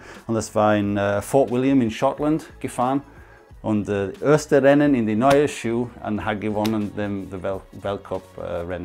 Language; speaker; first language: German; non-native, fluent; English